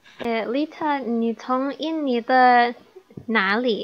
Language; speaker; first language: Chinese; non-native, learner; Japanese